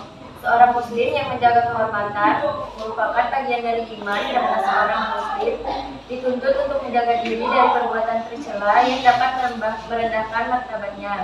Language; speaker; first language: Indonesian; native; Indonesian